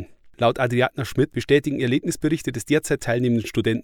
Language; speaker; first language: German; native; German